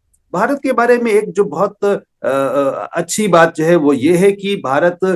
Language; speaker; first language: Hindi; native; Hindi